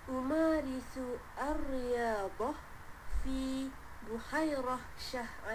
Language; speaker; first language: Arabic; non-native, learner; Malay